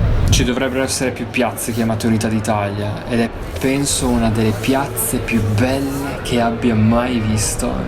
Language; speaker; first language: Italian; native; Italian